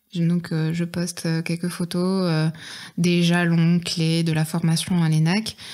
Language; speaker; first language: French; non-native, local second language; Arabic